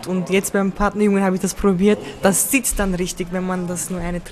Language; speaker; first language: German; early bilingual, other home language; Turkish